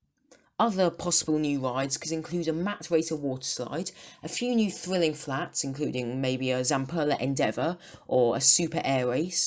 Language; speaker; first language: English; native; English